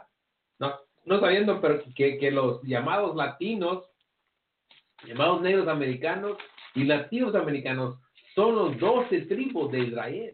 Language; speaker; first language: Spanish; early bilingual, heritage; English